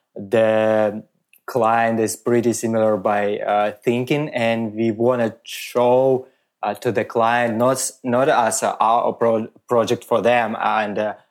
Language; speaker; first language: English; non-native, learner; Russian